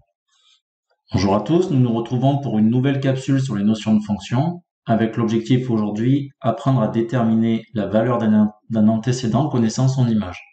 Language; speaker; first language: French; native; French